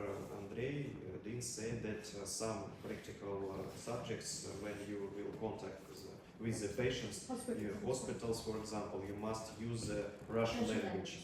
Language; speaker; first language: English; non-native, learner; Russian